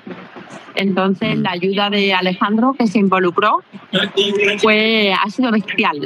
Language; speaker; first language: Spanish; native; Spanish